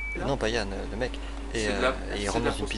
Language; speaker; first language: French; native; French